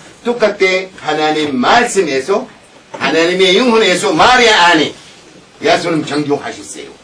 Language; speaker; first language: Korean; non-native, learner; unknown